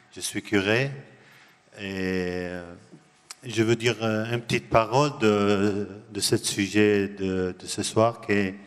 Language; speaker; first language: French; non-native, learner; Arabic